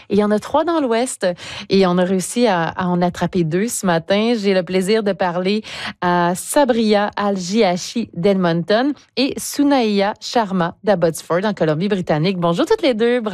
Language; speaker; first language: French; native; French